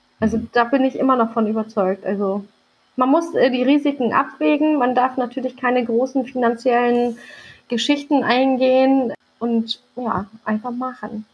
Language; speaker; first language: German; early bilingual, other home language; Turkish